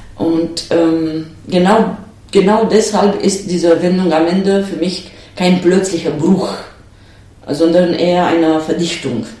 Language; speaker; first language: German; non-native, fluent; Romanian